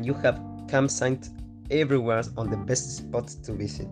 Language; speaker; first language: English; non-native, fluent; Spanish